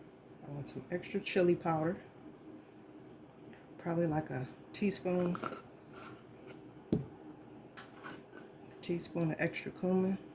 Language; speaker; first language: English; native; English